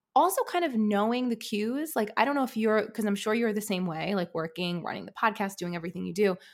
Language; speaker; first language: English; native; English